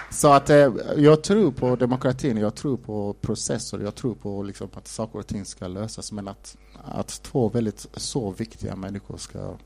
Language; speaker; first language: Swedish; non-native, fluent; Somali